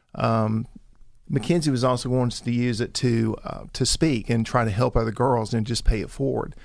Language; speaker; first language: English; native; English